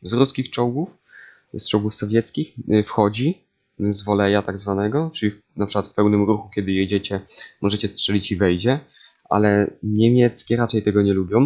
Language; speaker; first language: Polish; native; Polish